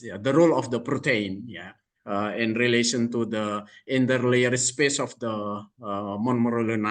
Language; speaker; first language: English; non-native, fluent; Indonesian